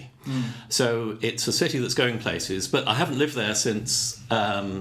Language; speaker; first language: English; native; English